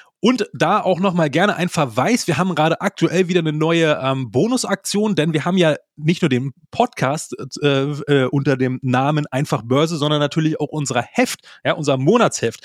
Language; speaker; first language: German; native; German